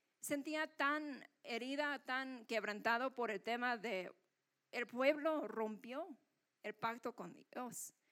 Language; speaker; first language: Spanish; non-native, fluent; Korean